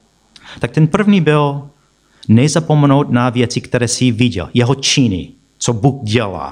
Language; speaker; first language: Czech; non-native, fluent; English